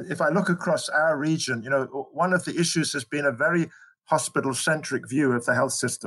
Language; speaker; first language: English; native; English